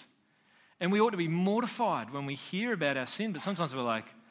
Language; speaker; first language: English; native; English